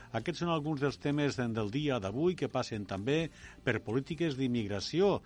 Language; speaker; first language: Catalan; native; Catalan